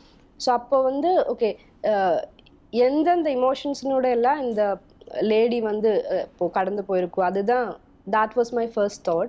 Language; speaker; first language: Tamil; non-native, local second language; Malayalam